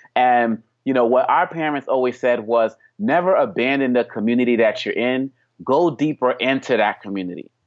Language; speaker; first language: English; native; English